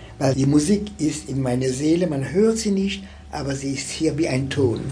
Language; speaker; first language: German; non-native, fluent; French